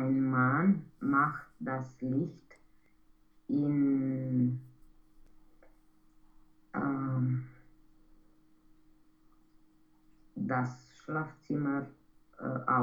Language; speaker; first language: German; non-native, learner; Romanian